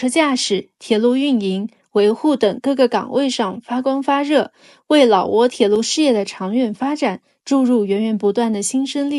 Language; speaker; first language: Chinese; native; Chinese